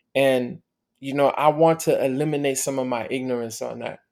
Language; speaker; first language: English; native; English